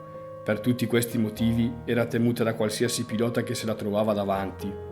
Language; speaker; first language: Italian; native; Italian